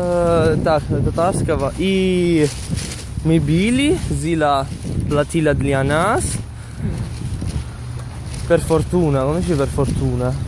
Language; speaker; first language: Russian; non-native, learner; Italian